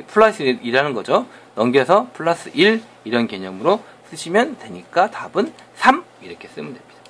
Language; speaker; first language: Korean; native; Korean